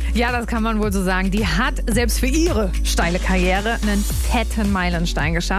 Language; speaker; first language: German; native; German